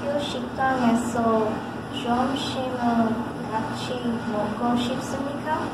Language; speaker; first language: Korean; non-native, learner; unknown